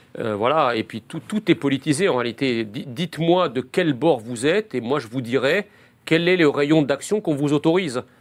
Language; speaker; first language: French; early bilingual, other home language; Arabic